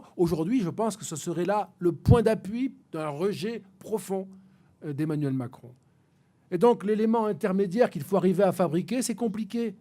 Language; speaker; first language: French; native; French